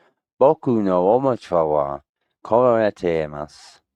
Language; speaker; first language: Japanese; non-native, learner; English